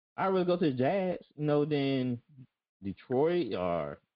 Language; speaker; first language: English; native; English